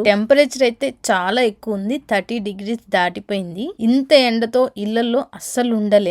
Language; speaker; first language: Telugu; native; Telugu